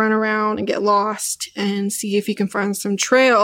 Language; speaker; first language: English; native; English